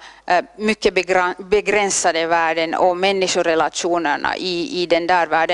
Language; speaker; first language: Swedish; non-native, local second language; Finnish